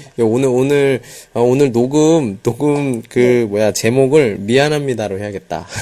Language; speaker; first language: Korean; native; Korean